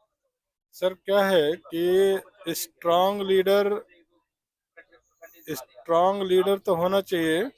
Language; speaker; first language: Hindi; native; Hindi